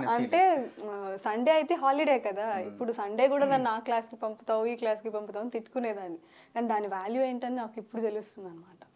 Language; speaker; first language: Telugu; early bilingual, heritage; Telugu